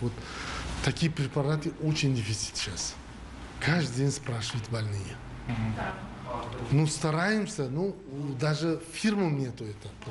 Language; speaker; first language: Russian; non-native, local second language; Uzbek